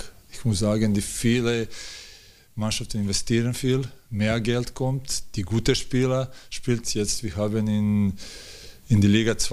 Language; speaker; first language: German; non-native, learner; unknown